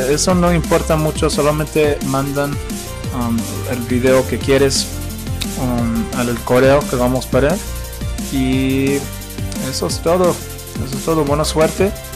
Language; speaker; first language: Spanish; early bilingual, heritage; Spanish